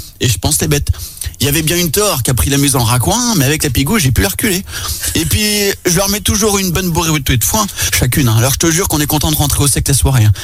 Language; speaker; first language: French; native; French